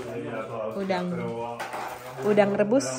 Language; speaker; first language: Indonesian; native; Indonesian